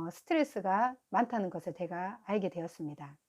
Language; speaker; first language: Korean; native; Korean